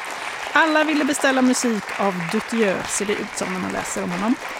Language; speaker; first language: Swedish; native; Swedish